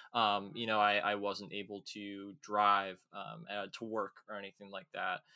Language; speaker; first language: English; native; English